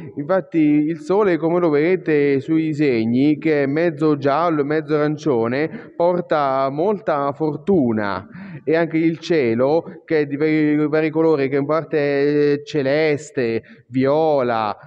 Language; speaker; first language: Italian; native; Italian